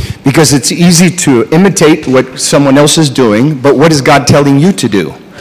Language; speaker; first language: English; native; English